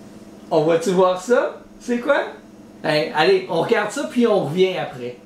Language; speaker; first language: French; native; French